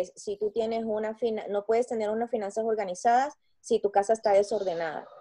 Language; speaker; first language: Spanish; native; Spanish